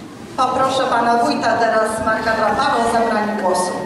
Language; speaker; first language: Polish; native; Polish